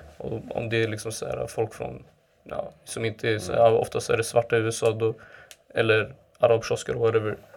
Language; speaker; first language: Swedish; early bilingual, other home language; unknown